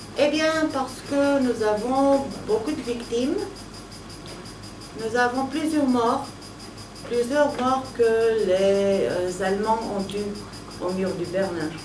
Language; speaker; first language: French; non-native, fluent; Romanian